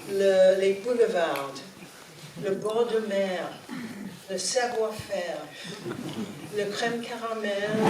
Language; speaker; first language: French; non-native, learner; English